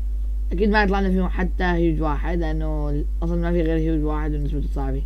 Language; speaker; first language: Arabic; native; Arabic